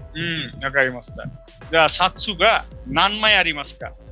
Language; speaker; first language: Japanese; non-native, fluent; Bangla